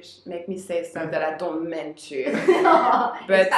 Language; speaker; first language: English; non-native, fluent; French